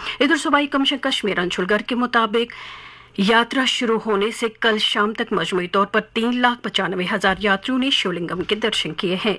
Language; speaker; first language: Urdu; non-native, local second language; Kashmiri